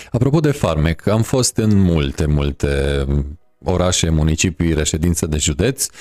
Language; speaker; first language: Romanian; native; Romanian